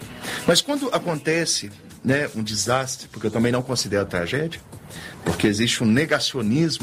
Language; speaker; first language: Portuguese; native; Portuguese